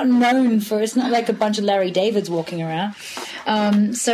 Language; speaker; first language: English; native; English